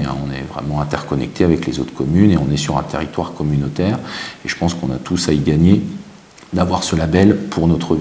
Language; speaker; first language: French; native; French